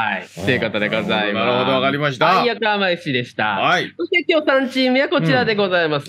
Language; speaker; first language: Japanese; native; Japanese